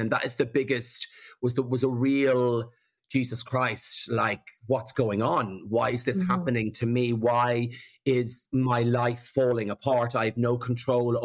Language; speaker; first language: English; native; English